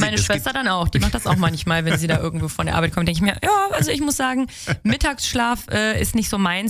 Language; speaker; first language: German; native; German